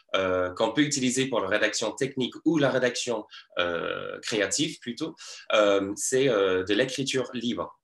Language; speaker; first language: French; non-native, fluent; English